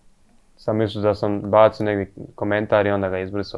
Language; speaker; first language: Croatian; early bilingual, heritage; Croatian